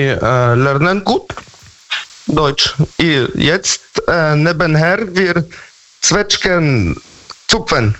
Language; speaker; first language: German; non-native, learner; Polish